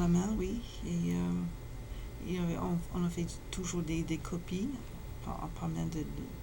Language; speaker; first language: French; non-native, fluent; English